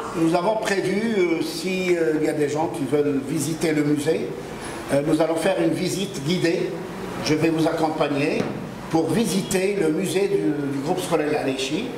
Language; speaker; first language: French; non-native, local second language; Arabic